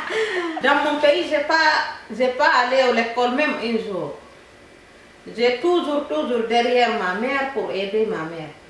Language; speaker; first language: French; non-native, learner; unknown